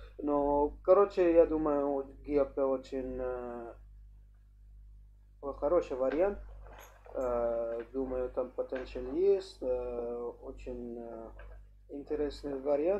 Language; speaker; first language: Russian; non-native, learner; English